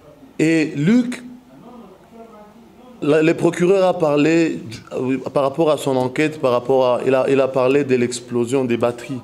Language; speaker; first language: French; non-native, local second language; Swahili